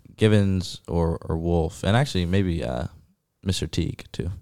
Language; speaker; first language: English; native; English